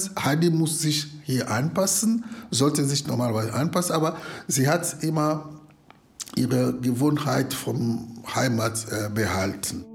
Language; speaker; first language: German; non-native, fluent; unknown